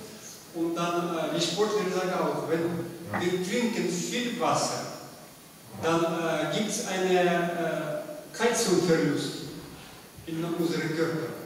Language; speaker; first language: German; non-native, learner; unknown